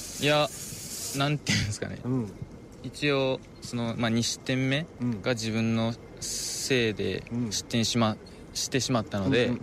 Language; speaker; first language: Japanese; native; Japanese